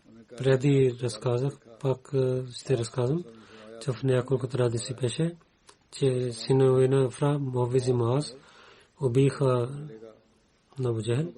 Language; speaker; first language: Bulgarian; non-native, learner; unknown